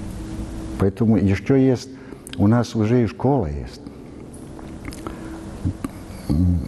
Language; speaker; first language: Russian; non-native, learner; Serbian